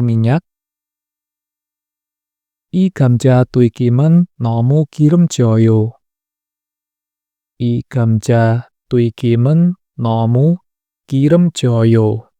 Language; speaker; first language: Korean; non-native, fluent; Indonesian